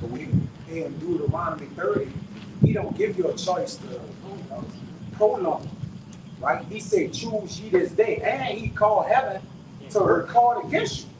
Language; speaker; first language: English; native; English